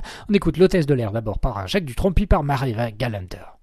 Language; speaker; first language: French; native; French